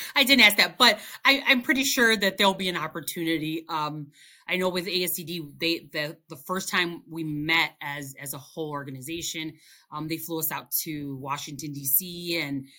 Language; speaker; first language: English; early bilingual, other home language; Spanish